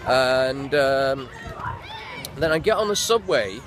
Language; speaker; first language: English; native; English